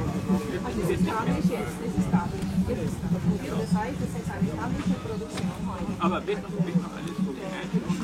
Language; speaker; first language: German; non-native, fluent; French